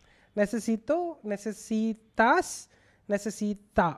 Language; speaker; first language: Spanish; non-native, learner; Hindi